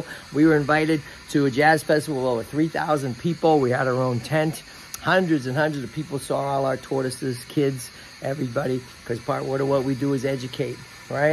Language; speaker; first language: English; native; English